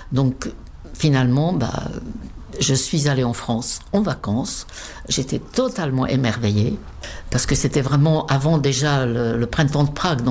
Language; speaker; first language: French; non-native, fluent; Czech